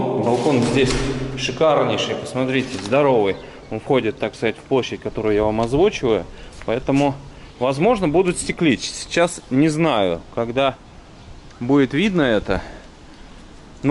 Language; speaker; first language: Russian; native; Russian